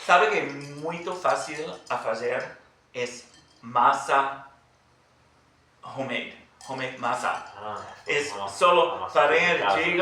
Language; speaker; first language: Portuguese; non-native, learner; English